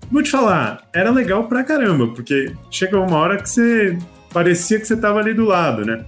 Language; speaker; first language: Portuguese; native; Portuguese